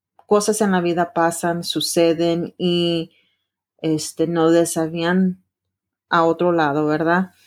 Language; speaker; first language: Spanish; early bilingual, heritage; Spanish